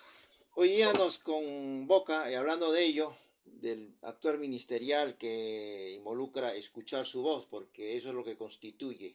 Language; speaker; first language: Spanish; native; Spanish